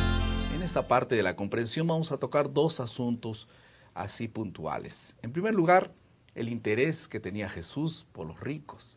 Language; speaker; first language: Spanish; non-native, fluent; Portuguese